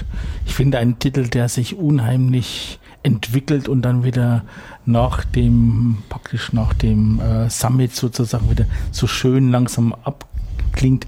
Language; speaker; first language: German; native; German